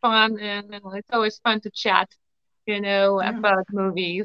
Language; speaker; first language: English; non-native, fluent; Polish